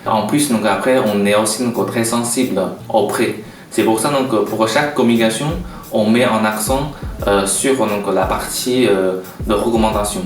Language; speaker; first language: French; non-native, fluent; Chinese